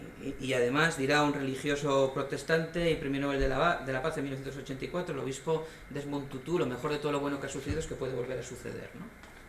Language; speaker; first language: Spanish; native; Spanish